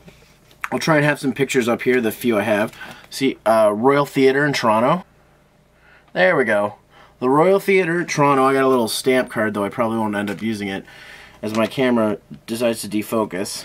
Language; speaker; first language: English; native; English